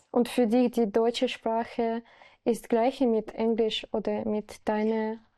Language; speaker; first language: German; non-native, learner; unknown